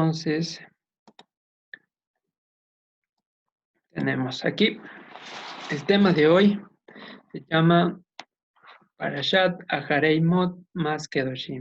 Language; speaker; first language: Spanish; native; Spanish